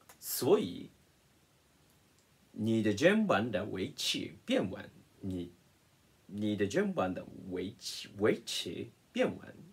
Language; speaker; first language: Chinese; non-native, learner; Japanese